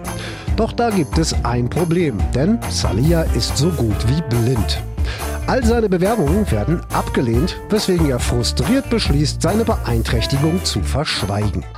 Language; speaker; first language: German; native; German